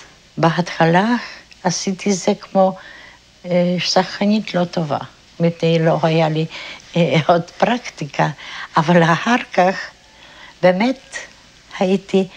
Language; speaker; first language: Hebrew; non-native, fluent; Polish